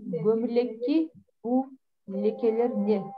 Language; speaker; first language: Turkish; non-native, learner; Kyrgyz